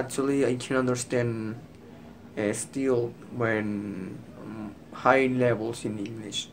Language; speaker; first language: English; non-native, learner; Spanish